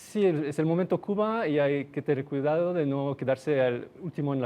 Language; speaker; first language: Spanish; non-native, fluent; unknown